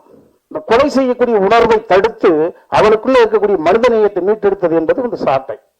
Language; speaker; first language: Tamil; native; Tamil